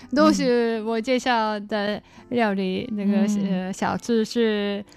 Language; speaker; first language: Chinese; non-native, learner; Japanese